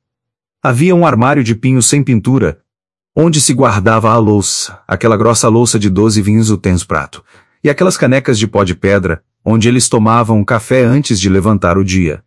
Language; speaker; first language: Portuguese; native; Portuguese